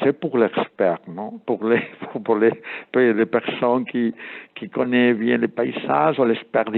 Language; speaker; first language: French; non-native, learner; Spanish